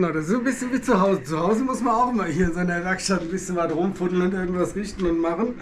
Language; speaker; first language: German; native; German